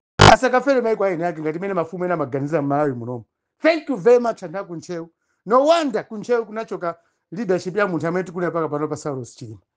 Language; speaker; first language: Nyanja; non-native, local second language; Tumbuka